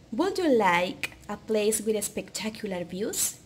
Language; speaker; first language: English; non-native, fluent; Spanish